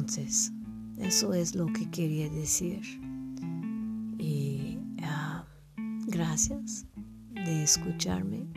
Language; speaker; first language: Spanish; non-native, learner; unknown